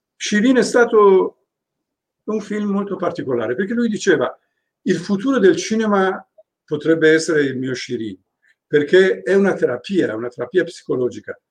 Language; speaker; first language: Italian; non-native, fluent; Persian